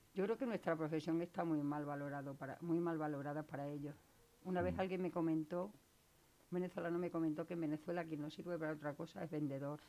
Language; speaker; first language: Spanish; native; Spanish